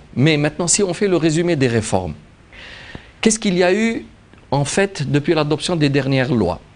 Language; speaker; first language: French; non-native, local second language; Arabic